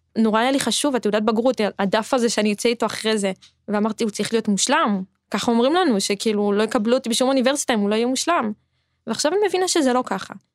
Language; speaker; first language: Hebrew; native; Hebrew